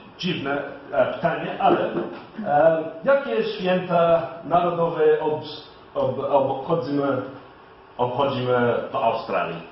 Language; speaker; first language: Polish; non-native, learner; English